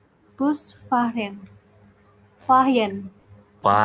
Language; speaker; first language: German; non-native, learner; Indonesian